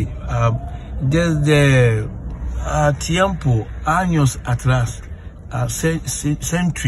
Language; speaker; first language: Spanish; non-native, learner; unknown